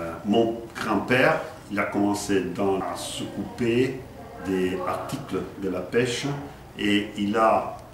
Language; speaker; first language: French; non-native, fluent; Italian